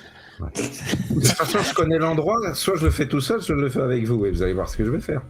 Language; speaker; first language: French; native; French